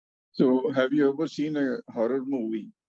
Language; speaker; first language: English; non-native, fluent; Hindi